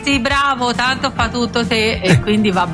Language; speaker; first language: Italian; native; Italian